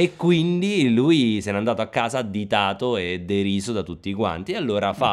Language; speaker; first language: Italian; native; Italian